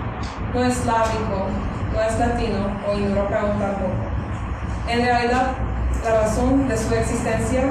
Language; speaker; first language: Spanish; non-native, fluent; Hungarian